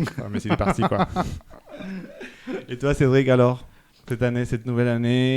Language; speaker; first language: French; native; French